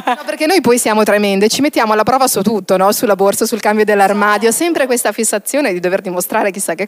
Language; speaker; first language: Italian; native; Italian